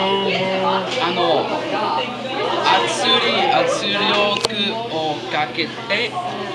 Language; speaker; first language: Japanese; non-native, learner; English